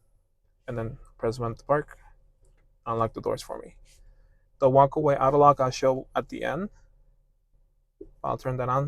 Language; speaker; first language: English; native; English